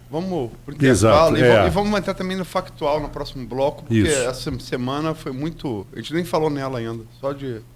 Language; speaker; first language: Portuguese; native; Portuguese